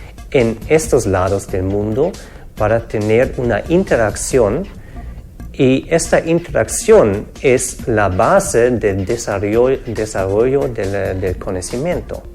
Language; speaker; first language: Spanish; non-native, fluent; German